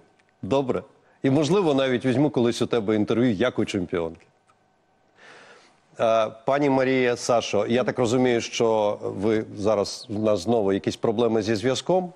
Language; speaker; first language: Ukrainian; native; Ukrainian